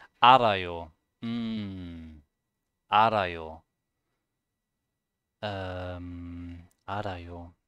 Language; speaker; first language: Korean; non-native, learner; German